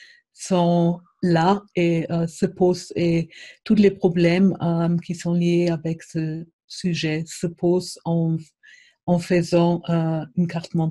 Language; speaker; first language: French; non-native, fluent; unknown